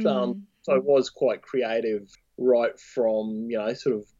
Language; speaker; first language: English; native; English